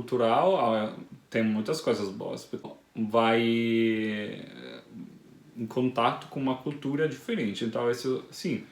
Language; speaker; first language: Portuguese; non-native, fluent; Italian